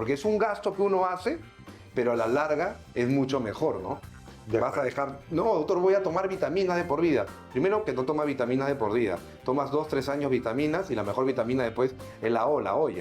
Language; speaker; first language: Spanish; native; Spanish